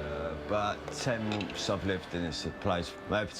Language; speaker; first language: English; native; English